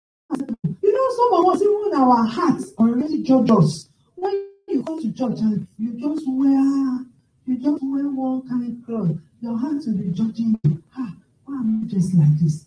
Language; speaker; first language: English; non-native, local second language; Yoruba